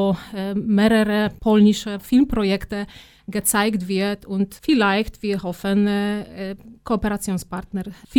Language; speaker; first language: German; non-native, fluent; Polish